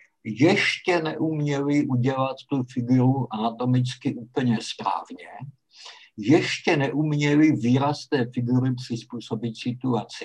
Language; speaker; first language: Czech; native; Czech